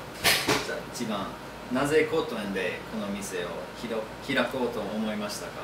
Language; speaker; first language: Japanese; non-native, learner; English